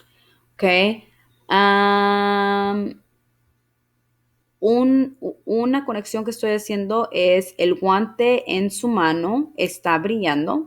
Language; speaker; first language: Spanish; early bilingual, heritage; Spanish